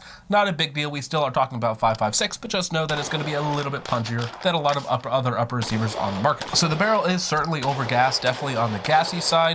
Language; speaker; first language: English; native; English